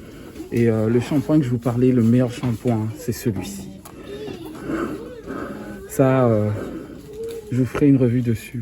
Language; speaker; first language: French; native; French